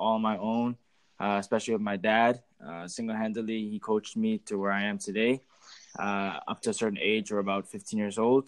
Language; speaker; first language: English; native; English